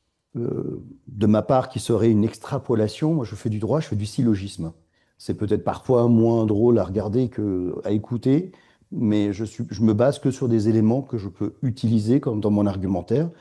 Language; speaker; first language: French; non-native, fluent; Persian